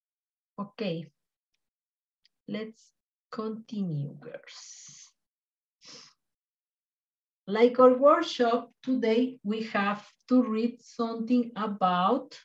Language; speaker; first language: English; non-native, learner; Spanish